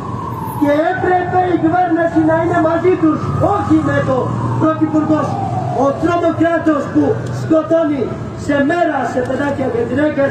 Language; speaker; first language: Greek; non-native, fluent; Urdu